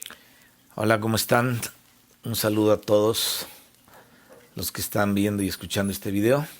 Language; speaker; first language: Spanish; native; Spanish